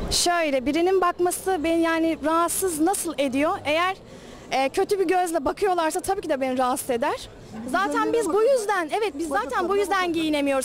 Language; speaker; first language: Turkish; native; Turkish